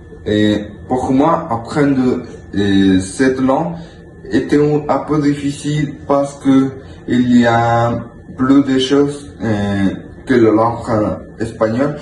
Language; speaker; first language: French; non-native, learner; Spanish